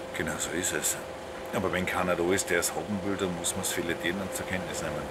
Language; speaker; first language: German; native; German